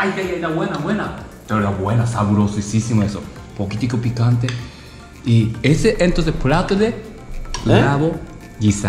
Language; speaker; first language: Spanish; non-native, learner; Japanese